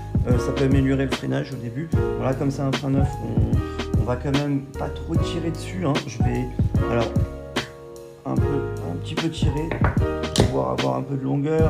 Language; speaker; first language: French; native; French